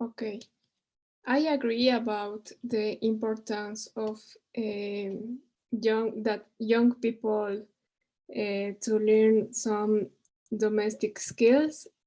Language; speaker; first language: English; non-native, learner; Spanish